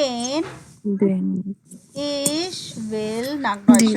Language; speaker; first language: German; non-native, learner; Hindi